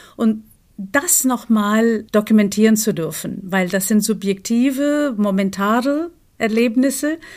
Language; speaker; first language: German; non-native, fluent; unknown